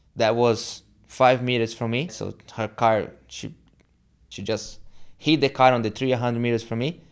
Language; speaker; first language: English; non-native, learner; Portuguese